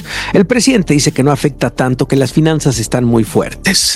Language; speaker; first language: Spanish; native; Spanish